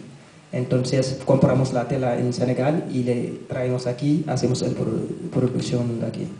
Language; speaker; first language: Spanish; non-native, learner; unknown